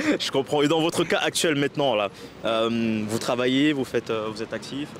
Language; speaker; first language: French; native; French